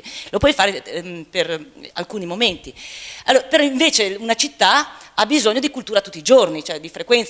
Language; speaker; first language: Italian; native; Italian